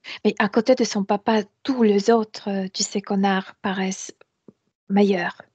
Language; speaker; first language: French; non-native, fluent; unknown